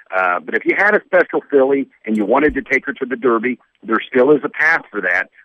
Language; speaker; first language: English; native; English